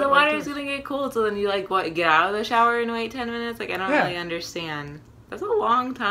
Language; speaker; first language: English; native; English